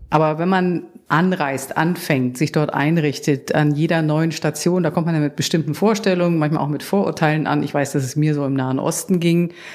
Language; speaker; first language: German; native; German